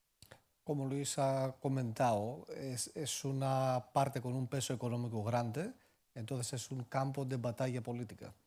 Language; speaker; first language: Spanish; non-native, fluent; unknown